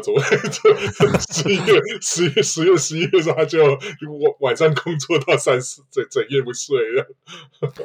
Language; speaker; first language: Chinese; native; Chinese